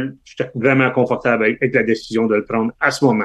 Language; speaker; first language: French; native; French